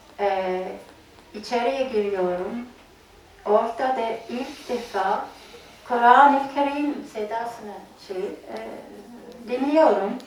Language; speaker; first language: Turkish; non-native, fluent; German